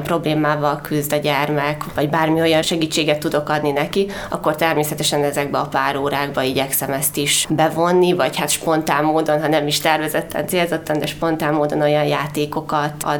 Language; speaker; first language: Hungarian; native; Hungarian